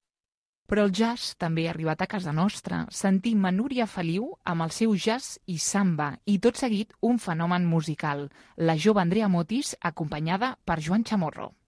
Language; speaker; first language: Catalan; native; Catalan